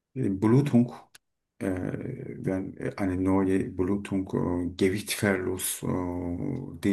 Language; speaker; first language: German; non-native, learner; Turkish